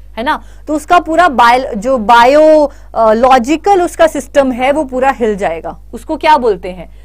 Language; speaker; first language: Hindi; native; Hindi